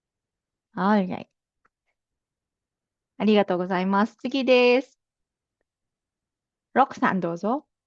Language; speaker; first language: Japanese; non-native, fluent; Filipino